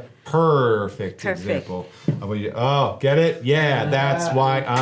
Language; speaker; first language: English; native; English